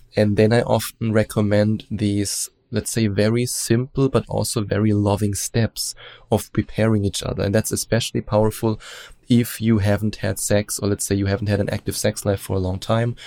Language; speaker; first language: English; non-native, fluent; German